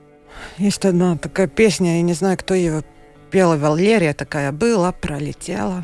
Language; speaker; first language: Russian; non-native, local second language; Latvian